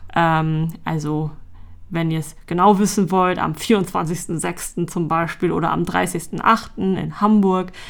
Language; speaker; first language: German; native; German